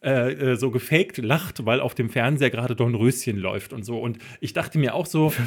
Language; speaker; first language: German; native; German